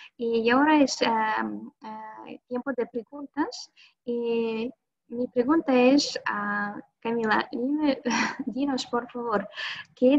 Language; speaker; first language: Spanish; non-native, fluent; Russian